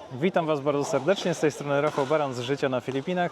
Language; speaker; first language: Polish; native; Polish